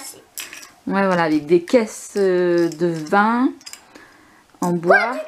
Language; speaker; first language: French; native; French